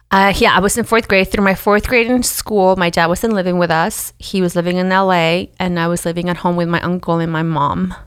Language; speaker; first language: English; early bilingual, other home language; Spanish